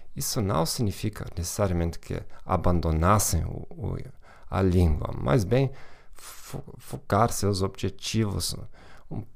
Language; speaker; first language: Portuguese; non-native, fluent; German